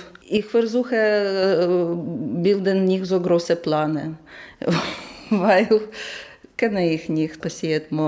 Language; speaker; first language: German; non-native, learner; Ukrainian